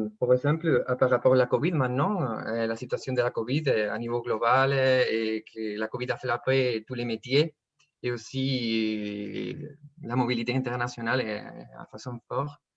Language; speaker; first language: French; non-native, fluent; Spanish